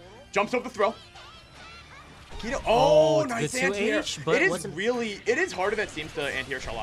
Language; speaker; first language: English; native; English